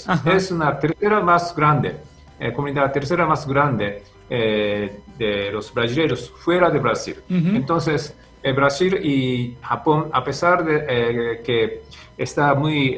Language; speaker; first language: Spanish; non-native, fluent; Japanese